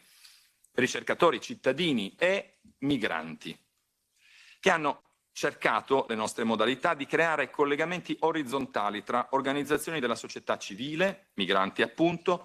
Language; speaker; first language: Italian; native; Italian